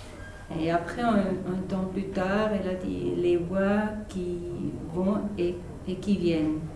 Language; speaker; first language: French; non-native, fluent; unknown